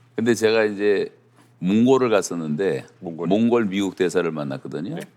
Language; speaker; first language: Korean; native; Korean